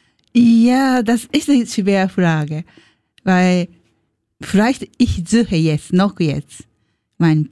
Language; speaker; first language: German; non-native, learner; Japanese